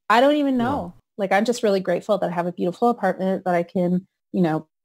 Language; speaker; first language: English; native; English